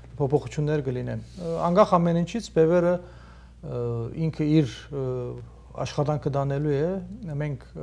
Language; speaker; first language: Armenian; early bilingual, heritage; Armenian